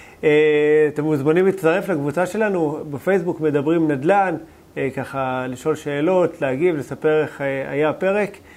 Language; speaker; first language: Hebrew; native; Hebrew